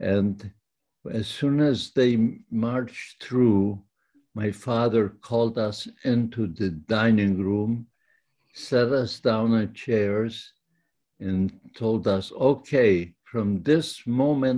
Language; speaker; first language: English; non-native, fluent; Yiddish